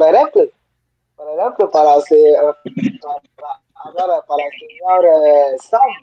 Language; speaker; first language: Spanish; non-native, learner; French